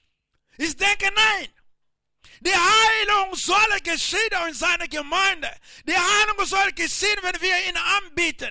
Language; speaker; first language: German; non-native, learner; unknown